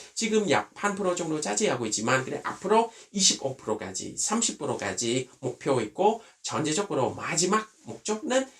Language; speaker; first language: Korean; non-native, fluent; Vietnamese